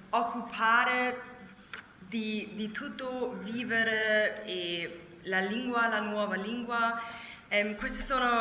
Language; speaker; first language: Italian; non-native, learner; German